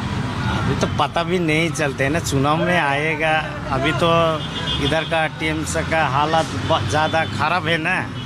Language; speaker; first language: Hindi; non-native, local second language; Bangla